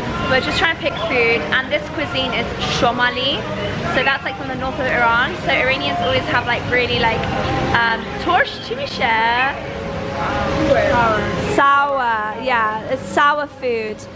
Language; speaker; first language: English; early bilingual, other home language; Persian